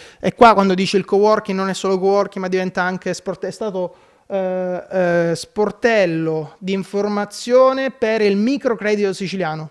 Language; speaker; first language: Italian; native; Italian